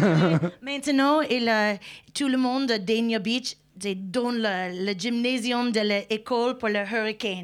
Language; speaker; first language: French; non-native, learner; English